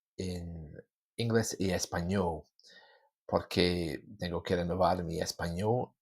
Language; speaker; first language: Spanish; non-native, learner; English